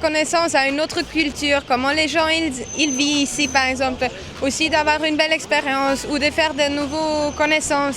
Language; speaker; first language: French; non-native, local second language; Luxembourgish